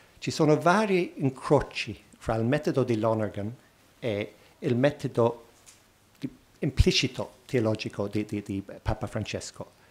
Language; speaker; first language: Italian; non-native, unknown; English